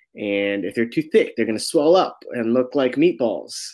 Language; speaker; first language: English; native; English